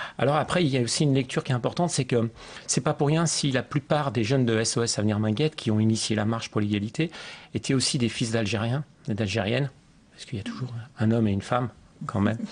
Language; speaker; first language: French; early bilingual, other home language; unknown